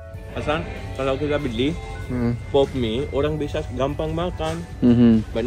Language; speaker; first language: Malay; non-native, learner; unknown